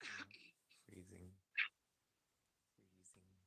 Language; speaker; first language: English; non-native, learner; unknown